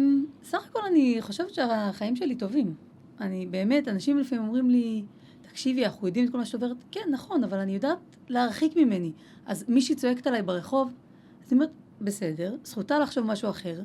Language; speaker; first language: Hebrew; native; Hebrew